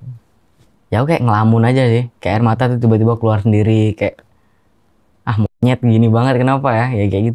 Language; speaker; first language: Indonesian; non-native, local second language; Javanese